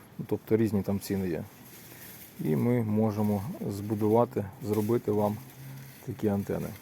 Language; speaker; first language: Ukrainian; non-native, local second language; Russian